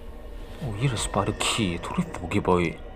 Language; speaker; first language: English; non-native, fluent; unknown